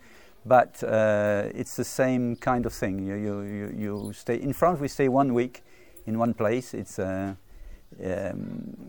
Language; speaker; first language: English; non-native, fluent; French